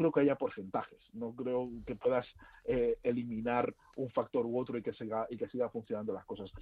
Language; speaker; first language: Spanish; native; Spanish